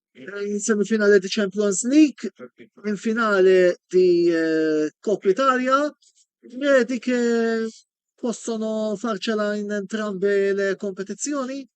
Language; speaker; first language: Italian; non-native, fluent; Maltese